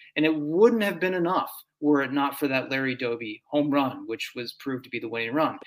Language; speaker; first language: English; native; English